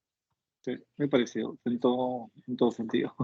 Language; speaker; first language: Spanish; native; Spanish